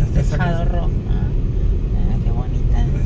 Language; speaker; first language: Spanish; native; Spanish